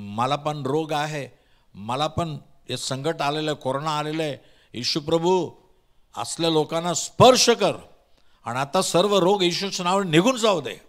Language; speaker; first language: Marathi; non-native, local second language; Tamil